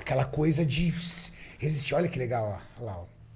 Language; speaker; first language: Portuguese; native; Portuguese